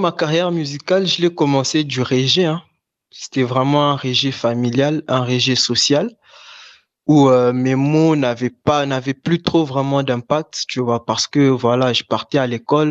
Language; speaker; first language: French; non-native, local second language; Lingala